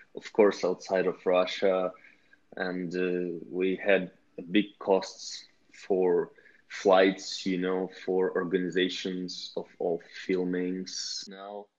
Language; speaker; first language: English; non-native, fluent; Russian